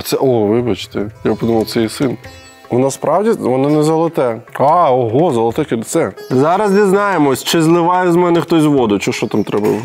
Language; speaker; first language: Ukrainian; non-native, local second language; Russian